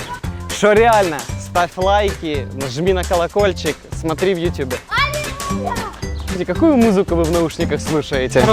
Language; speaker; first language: Russian; native; Russian